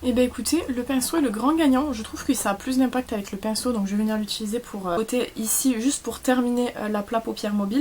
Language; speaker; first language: French; native; French